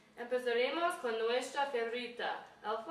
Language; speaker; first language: Spanish; non-native, learner; English